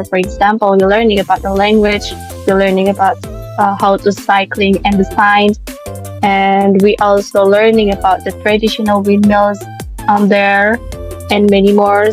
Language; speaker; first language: English; non-native, learner; Indonesian